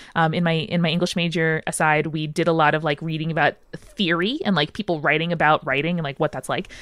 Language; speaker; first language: English; native; English